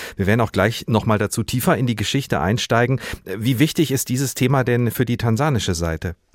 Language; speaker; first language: German; native; German